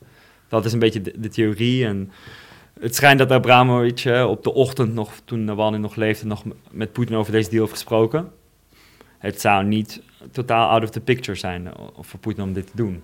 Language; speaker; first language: Dutch; non-native, fluent; Russian